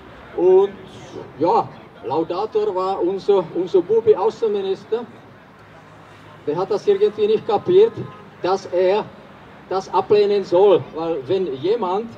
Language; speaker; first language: German; non-native, fluent; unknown